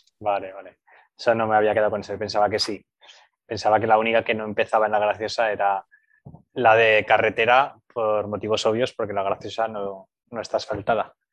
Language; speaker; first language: Spanish; native; Spanish